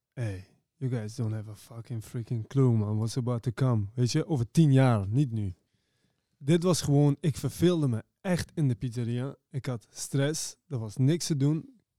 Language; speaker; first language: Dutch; early bilingual, other home language; Persian